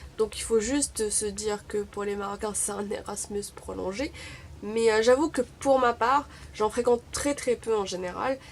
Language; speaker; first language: French; non-native, local second language; Arabic